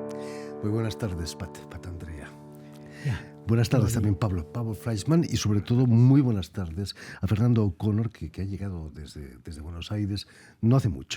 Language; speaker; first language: Spanish; native; Spanish